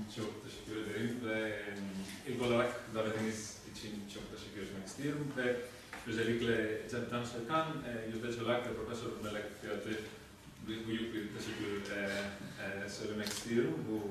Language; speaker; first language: Turkish; non-native, learner; Greek